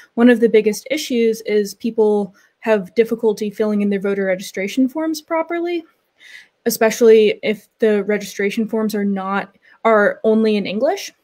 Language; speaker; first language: English; native; English